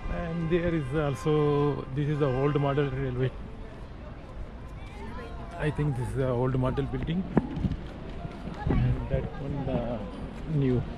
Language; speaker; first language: English; non-native, learner; Urdu